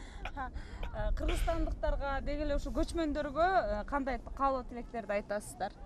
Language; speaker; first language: Kyrgyz; native; Kyrgyz